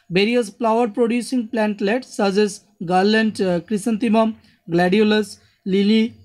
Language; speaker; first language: English; non-native, local second language; Bangla